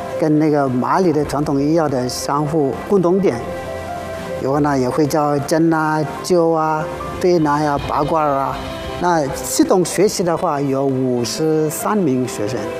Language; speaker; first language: Chinese; non-native, fluent; Bambara